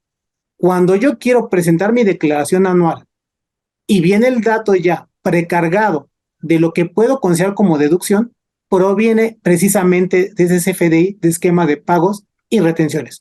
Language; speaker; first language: Spanish; native; Spanish